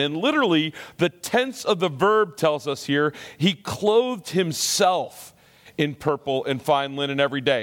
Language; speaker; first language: English; native; English